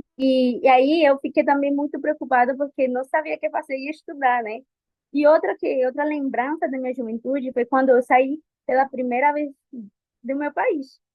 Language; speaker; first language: Portuguese; non-native, fluent; Spanish